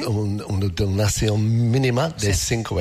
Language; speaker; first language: Spanish; non-native, learner; English